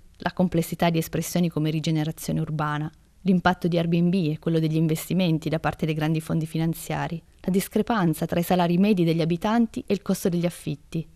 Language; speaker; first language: Italian; native; Italian